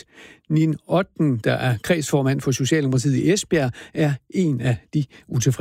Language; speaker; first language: Danish; native; Danish